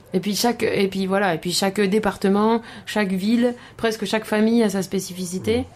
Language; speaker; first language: French; native; French